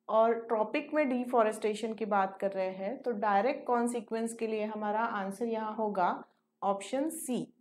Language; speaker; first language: Hindi; non-native, local second language; Marathi